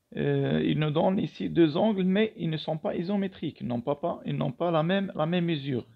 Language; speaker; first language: French; non-native, local second language; Arabic